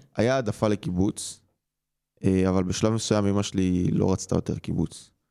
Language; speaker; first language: Hebrew; early bilingual, other home language; English